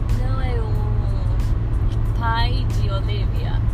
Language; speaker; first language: Portuguese; non-native, learner; Spanish